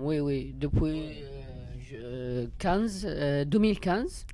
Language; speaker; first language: French; non-native, learner; Arabic